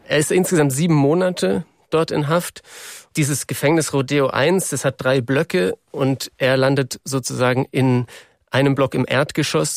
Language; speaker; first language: German; native; German